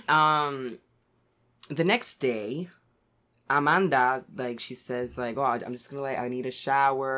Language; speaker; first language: English; non-native, local second language; Spanish